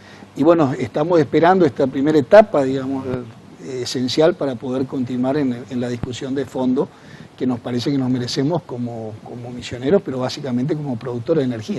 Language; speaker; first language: Spanish; native; Spanish